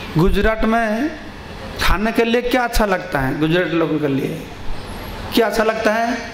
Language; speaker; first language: Hindi; non-native, local second language; Bangla